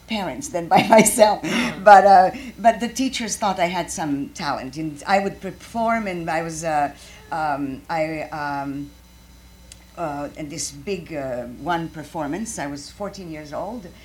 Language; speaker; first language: English; non-native, fluent; Croatian